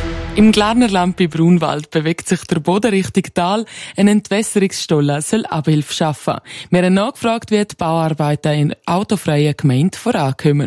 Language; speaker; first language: German; native; German